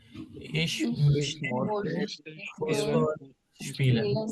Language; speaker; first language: German; non-native, learner; Urdu